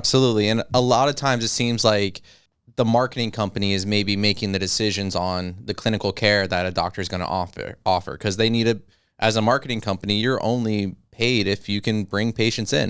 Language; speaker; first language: English; native; English